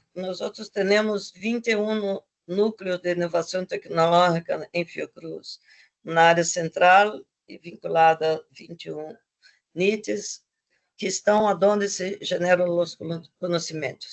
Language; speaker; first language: Portuguese; non-native, fluent; Spanish